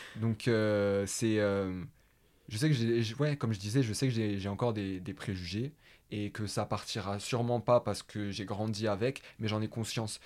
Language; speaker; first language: French; native; French